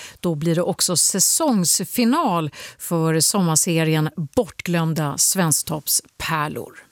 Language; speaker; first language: Swedish; native; Swedish